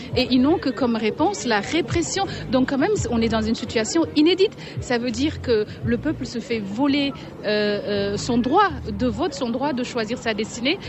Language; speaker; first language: French; non-native, local second language; Wolof